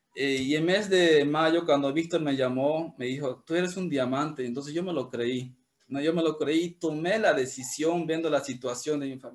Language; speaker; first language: Spanish; native; Spanish